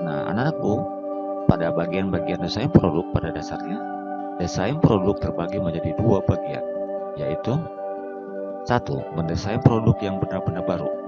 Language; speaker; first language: Indonesian; native; Indonesian